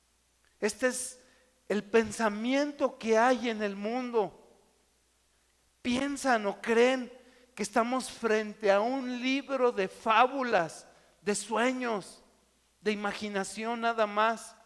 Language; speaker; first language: Spanish; native; Spanish